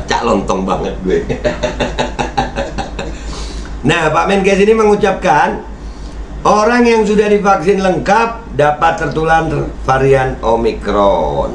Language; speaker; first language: Indonesian; native; Indonesian